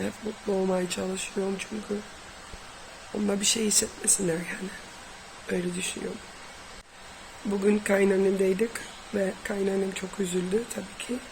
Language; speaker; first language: Turkish; non-native, fluent; Dutch